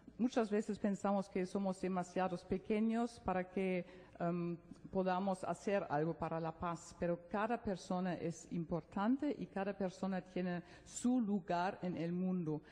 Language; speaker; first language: Spanish; non-native, fluent; German